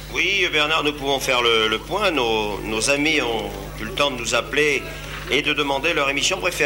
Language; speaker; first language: French; native; French